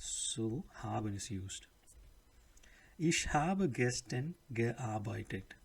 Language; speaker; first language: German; non-native, learner; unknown